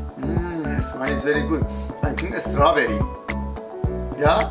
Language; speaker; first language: English; non-native, learner; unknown